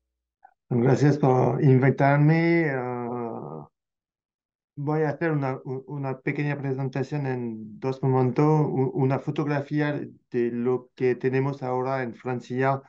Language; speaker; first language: Spanish; non-native, fluent; French